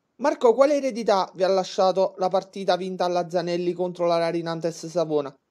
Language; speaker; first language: Italian; native; Italian